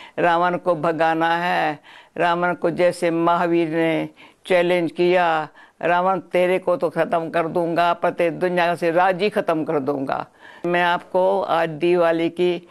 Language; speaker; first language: Urdu; non-native, local second language; Sindhi